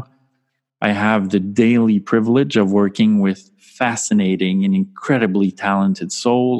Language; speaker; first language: English; non-native, fluent; French